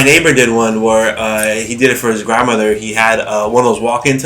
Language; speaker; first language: English; native; English